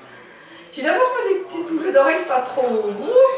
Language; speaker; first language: French; native; French